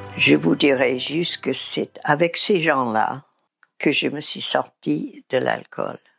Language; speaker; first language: French; non-native, fluent; English